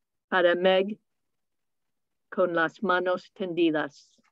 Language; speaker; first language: Spanish; non-native, fluent; English